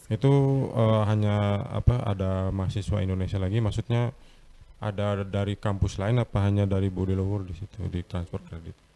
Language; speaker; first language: Indonesian; native; Indonesian